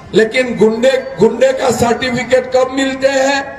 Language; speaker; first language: Hindi; non-native, local second language; Assamese